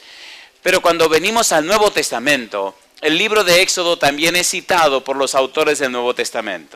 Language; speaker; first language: Spanish; native; Spanish